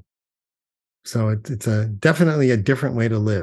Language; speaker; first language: English; native; English